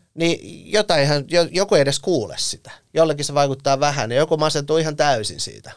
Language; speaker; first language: Finnish; early bilingual, other home language; Persian